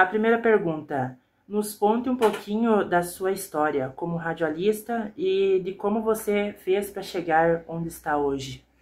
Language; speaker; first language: Portuguese; native; Portuguese